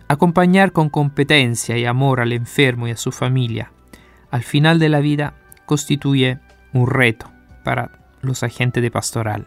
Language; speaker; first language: Spanish; non-native, fluent; Italian